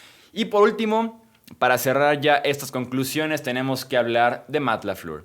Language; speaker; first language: Spanish; native; Spanish